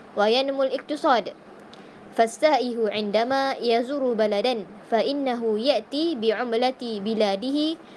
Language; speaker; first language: Arabic; non-native, learner; Malay